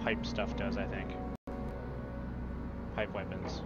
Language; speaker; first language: English; native; English